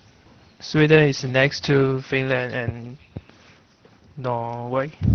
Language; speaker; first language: English; non-native, learner; Chinese